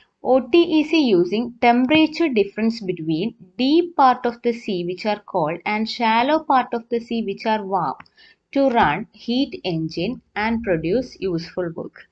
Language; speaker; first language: English; non-native, local second language; Malayalam